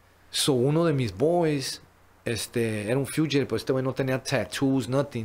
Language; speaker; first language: Spanish; early bilingual, heritage; Spanish